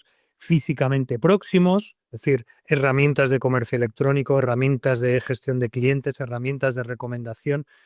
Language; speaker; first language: Spanish; native; Spanish